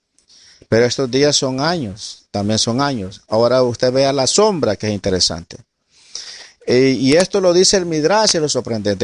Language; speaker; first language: Spanish; native; Spanish